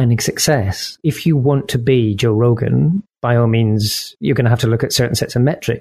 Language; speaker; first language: English; native; English